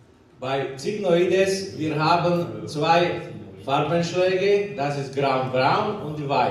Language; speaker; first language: German; non-native, learner; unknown